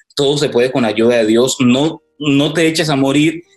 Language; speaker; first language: Spanish; native; Spanish